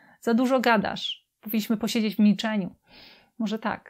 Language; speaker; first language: Polish; native; Polish